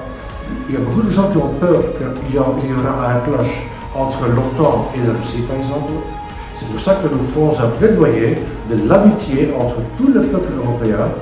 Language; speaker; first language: French; non-native, local second language; Dutch